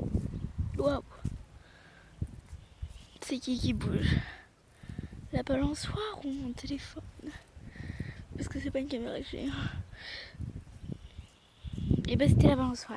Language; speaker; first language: French; native; French